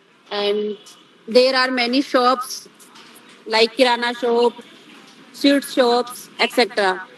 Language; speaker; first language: English; non-native, learner; Hindi